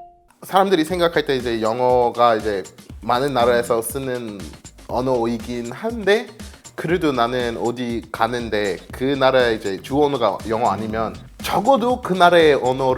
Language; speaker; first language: Korean; non-native, fluent; English